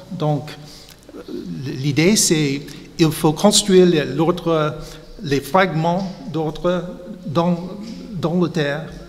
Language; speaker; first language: French; non-native, fluent; English